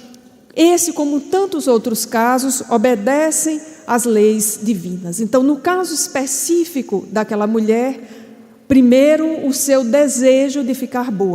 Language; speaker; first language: Portuguese; native; Portuguese